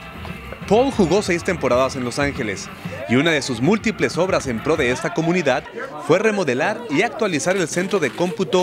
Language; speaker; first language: Spanish; native; Spanish